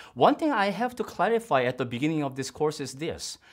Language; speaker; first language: English; non-native, fluent; Korean